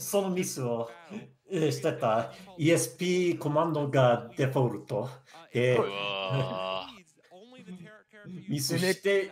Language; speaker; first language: Japanese; non-native, learner; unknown